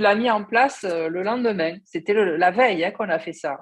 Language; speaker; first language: French; native; French